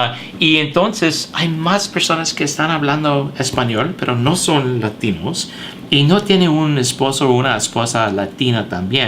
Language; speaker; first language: Spanish; early bilingual, heritage; English